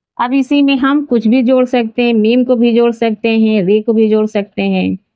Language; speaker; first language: Hindi; native; Hindi